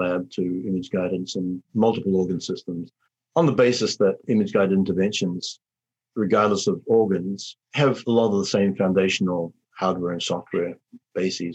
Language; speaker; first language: English; native; English